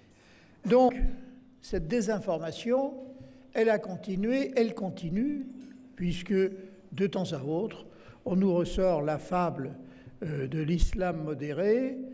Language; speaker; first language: French; native; French